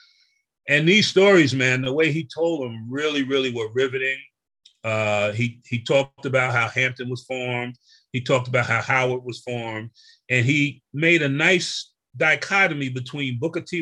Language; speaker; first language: English; native; English